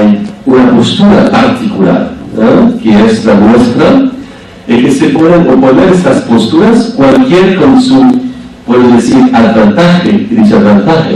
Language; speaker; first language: Spanish; non-native, fluent; French